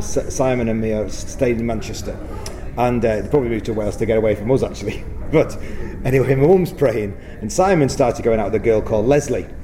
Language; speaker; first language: English; native; English